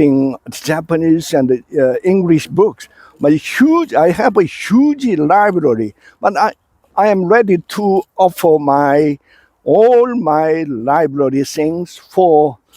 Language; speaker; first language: English; non-native, fluent; Korean